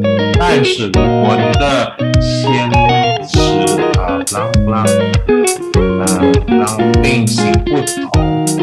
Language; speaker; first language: Chinese; non-native, fluent; Filipino